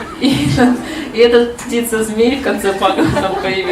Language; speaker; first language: Russian; native; Russian